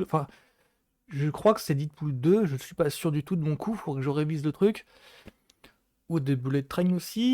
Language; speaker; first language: French; native; French